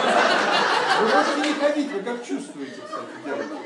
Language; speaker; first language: Russian; native; Russian